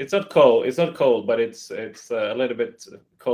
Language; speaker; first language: English; non-native, fluent; Swedish